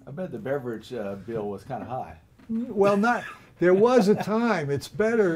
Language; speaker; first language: English; native; English